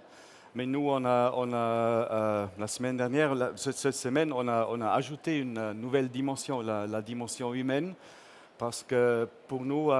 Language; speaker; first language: French; non-native, fluent; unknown